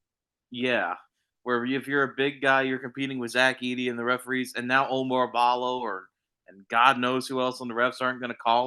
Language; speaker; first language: English; native; English